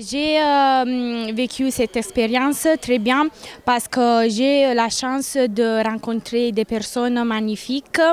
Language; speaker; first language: French; non-native, learner; Italian